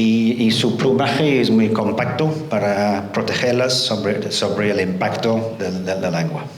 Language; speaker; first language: Spanish; non-native, fluent; English